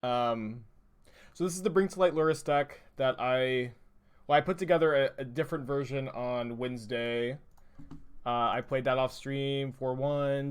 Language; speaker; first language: English; native; English